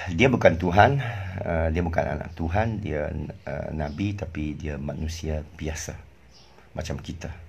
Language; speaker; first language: Malay; non-native, local second language; English